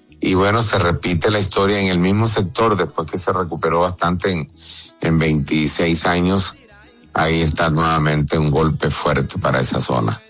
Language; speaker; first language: Spanish; native; Spanish